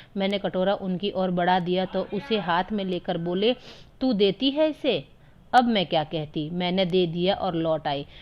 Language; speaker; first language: Hindi; native; Hindi